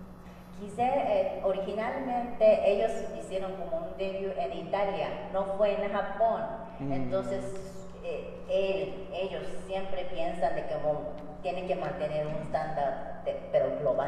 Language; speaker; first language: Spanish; non-native, fluent; Japanese